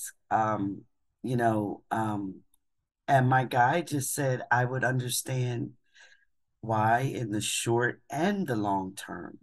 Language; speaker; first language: English; native; English